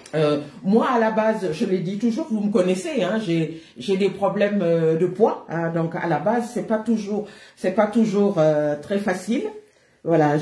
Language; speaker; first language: French; native; French